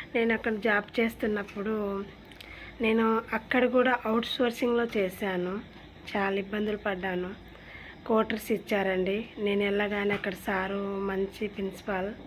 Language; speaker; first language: Telugu; non-native, local second language; Lambadi